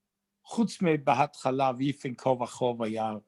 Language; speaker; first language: Hebrew; non-native, fluent; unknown